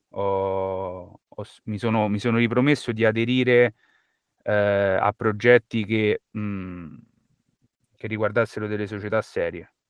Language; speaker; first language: Italian; native; Italian